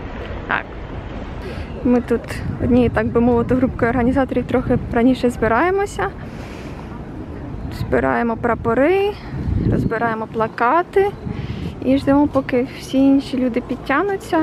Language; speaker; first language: Ukrainian; native; Ukrainian